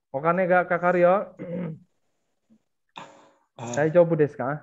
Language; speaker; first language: Japanese; non-native, fluent; Indonesian